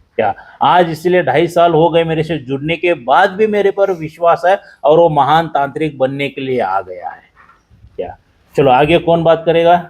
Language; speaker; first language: Hindi; non-native, local second language; Marathi